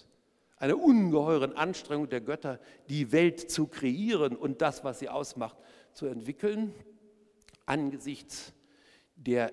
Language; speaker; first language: German; native; German